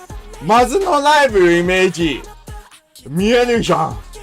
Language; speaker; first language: Japanese; non-native, learner; English